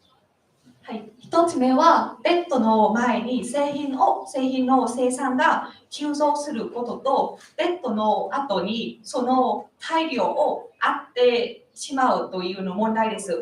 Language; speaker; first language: Japanese; non-native, learner; Vietnamese